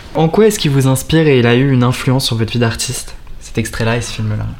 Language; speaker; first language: French; native; French